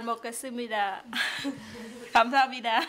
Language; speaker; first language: Korean; non-native, learner; Khmer